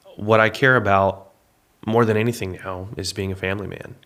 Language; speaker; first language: English; native; English